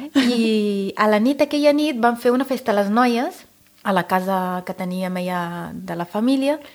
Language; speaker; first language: Catalan; non-native, fluent; Arabic